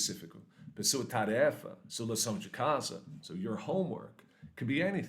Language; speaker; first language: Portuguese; non-native, learner; English